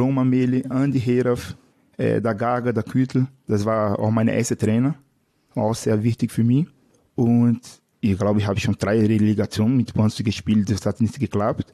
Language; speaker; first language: German; non-native, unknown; Portuguese